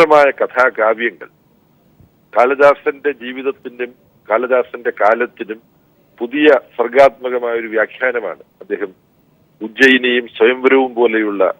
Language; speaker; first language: Malayalam; native; Malayalam